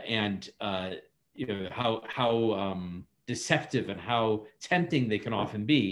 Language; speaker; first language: English; native; English